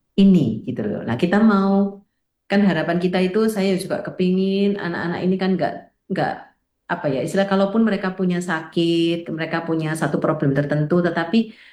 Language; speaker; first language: Indonesian; native; Indonesian